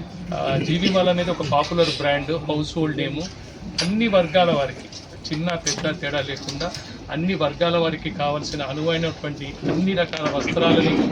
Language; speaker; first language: Telugu; native; Telugu